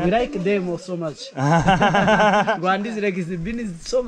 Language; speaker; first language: English; non-native, local second language; Kinyarwanda